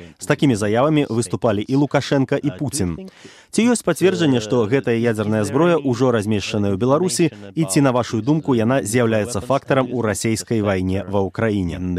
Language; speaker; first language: Belarusian; native; Belarusian